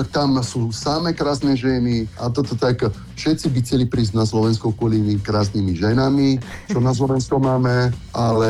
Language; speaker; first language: Slovak; non-native, fluent; Italian